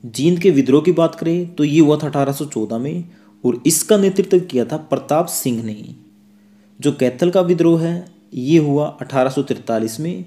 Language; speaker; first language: Hindi; native; Hindi